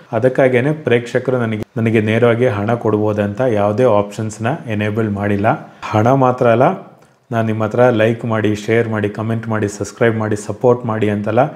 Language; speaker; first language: Kannada; native; Kannada